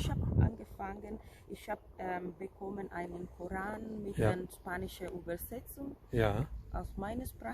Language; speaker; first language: German; non-native, fluent; Spanish